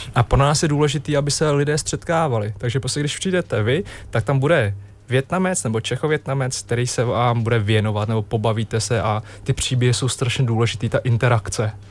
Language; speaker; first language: Czech; early bilingual, other home language; Vietnamese